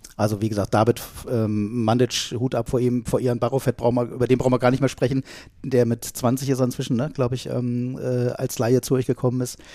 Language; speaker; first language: German; native; German